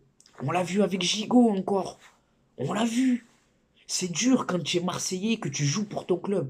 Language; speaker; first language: French; native; French